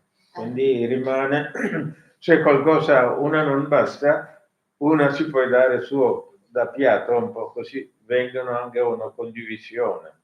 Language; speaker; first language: Italian; non-native, learner; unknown